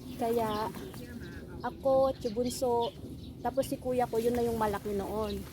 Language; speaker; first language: Filipino; non-native, local second language; Iloko